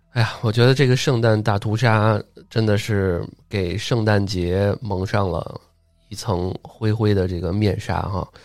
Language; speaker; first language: Chinese; native; Chinese